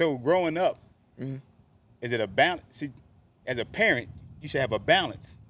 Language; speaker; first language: English; native; English